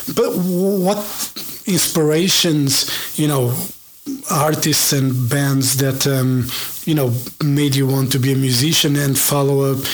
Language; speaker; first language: English; non-native, fluent; Portuguese